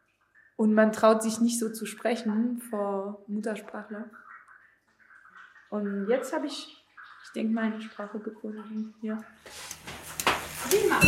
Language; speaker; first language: German; non-native, learner; French